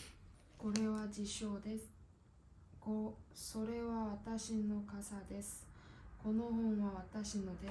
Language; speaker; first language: Japanese; non-native, learner; Korean